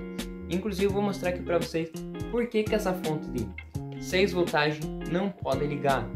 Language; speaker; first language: Portuguese; native; Portuguese